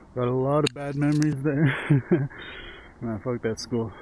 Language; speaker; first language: English; native; English